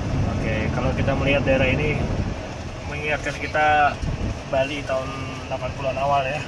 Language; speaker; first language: Indonesian; native; Indonesian